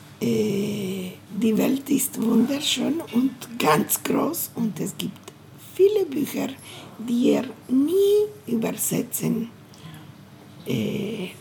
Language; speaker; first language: German; non-native, learner; Spanish